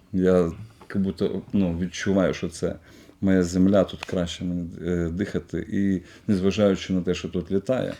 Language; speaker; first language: Ukrainian; non-native, local second language; Russian